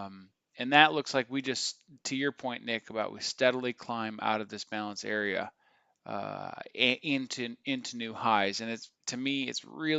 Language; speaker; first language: English; native; English